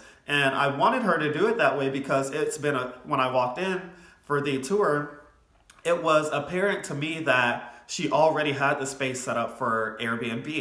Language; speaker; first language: English; native; English